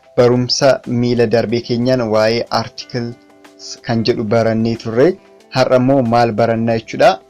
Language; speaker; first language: Oromo; native; Oromo